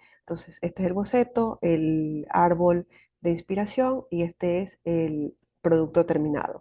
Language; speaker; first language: Spanish; native; Spanish